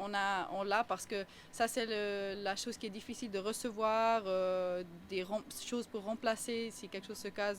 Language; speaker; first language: French; non-native, fluent; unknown